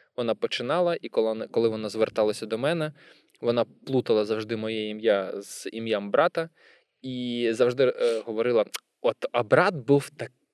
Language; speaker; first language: Ukrainian; non-native, local second language; Russian